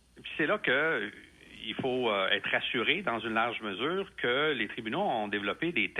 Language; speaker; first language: French; native; French